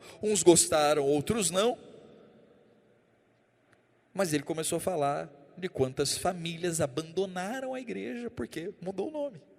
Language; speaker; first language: Portuguese; native; Portuguese